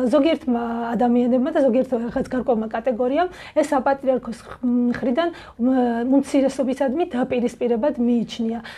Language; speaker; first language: Georgian; native; Georgian